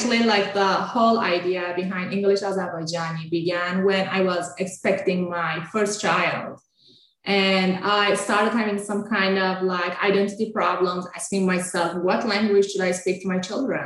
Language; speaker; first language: English; non-native, fluent; Azerbaijani